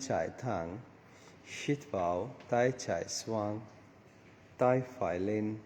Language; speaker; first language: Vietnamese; non-native, learner; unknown